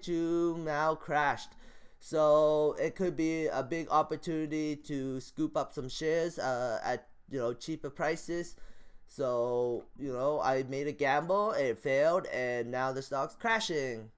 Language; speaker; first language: English; native; English